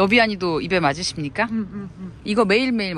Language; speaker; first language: Korean; native; Korean